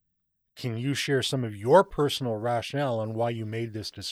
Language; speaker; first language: English; native; English